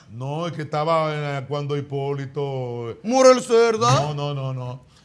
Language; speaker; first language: Spanish; native; Spanish